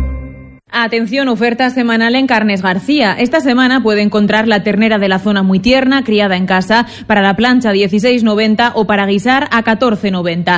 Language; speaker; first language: Spanish; native; Spanish